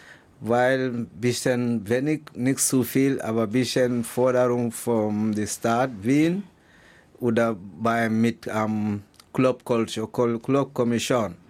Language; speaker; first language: German; non-native, learner; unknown